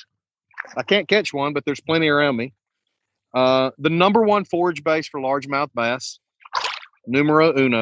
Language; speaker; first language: English; native; English